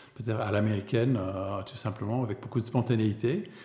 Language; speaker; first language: French; non-native, fluent; English